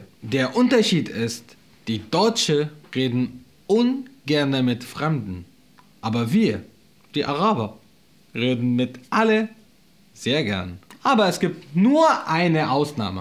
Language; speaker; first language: German; non-native, fluent; Arabic